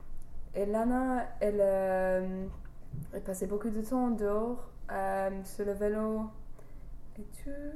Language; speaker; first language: French; non-native, fluent; English